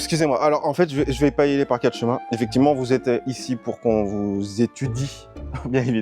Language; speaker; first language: French; native; French